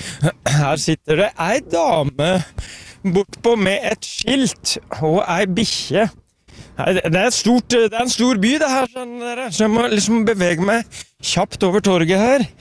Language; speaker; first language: Norwegian; native; Norwegian